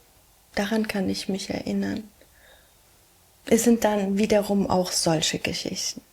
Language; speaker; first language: German; early bilingual, heritage; German